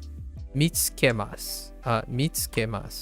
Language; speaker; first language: Japanese; non-native, learner; English